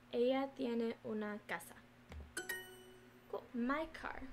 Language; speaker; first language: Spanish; non-native, learner; English